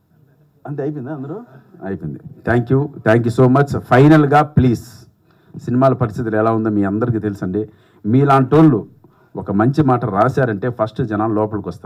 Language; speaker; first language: Telugu; native; Telugu